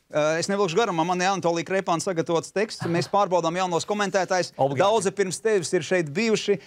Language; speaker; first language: Latvian; native; Latvian